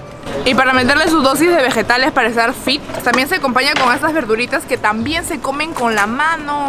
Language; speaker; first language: Spanish; native; Spanish